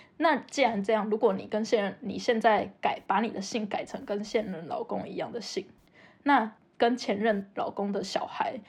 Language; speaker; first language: Chinese; native; Chinese